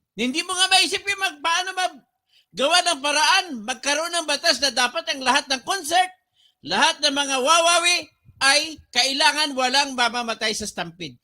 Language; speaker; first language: Filipino; non-native, local second language; Cebuano